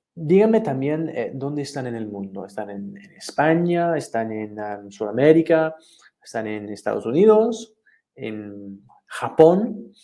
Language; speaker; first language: Spanish; non-native, fluent; English